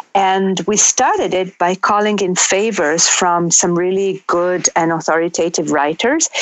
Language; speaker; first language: English; non-native, fluent; Italian